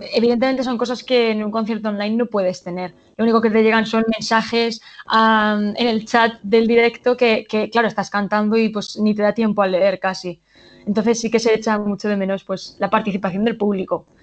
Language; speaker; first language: Spanish; native; Spanish